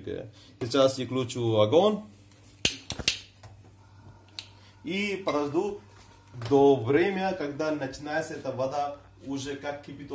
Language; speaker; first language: Russian; non-native, fluent; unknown